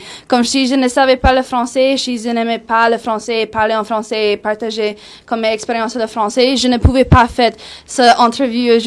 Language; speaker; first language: French; non-native, local second language; English